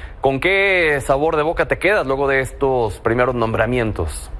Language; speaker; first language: Spanish; native; Spanish